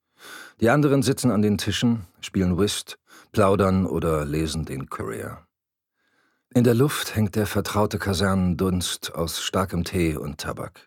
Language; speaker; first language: German; native; German